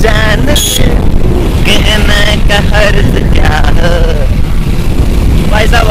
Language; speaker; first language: Hindi; native; Hindi